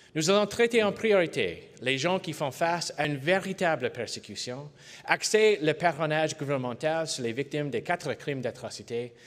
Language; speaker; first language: French; non-native, fluent; English